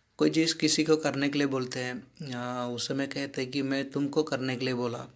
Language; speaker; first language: Hindi; non-native, local second language; Tamil